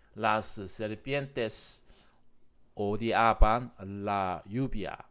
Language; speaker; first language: Spanish; non-native, learner; Korean